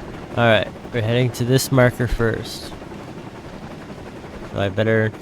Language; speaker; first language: English; native; English